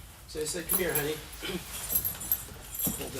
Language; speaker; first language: English; native; English